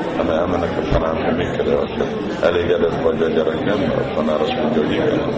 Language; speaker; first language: Hungarian; early bilingual, heritage; Hungarian